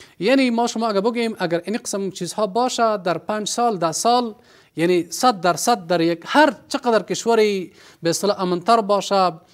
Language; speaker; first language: Persian; non-native, local second language; Pashto